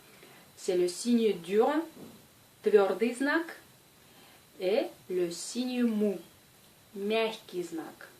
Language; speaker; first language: French; non-native, fluent; Russian